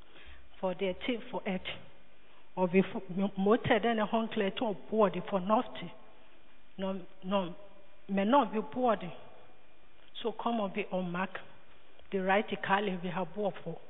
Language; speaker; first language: Danish; non-native, learner; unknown